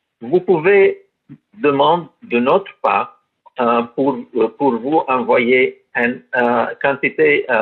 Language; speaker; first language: French; non-native, learner; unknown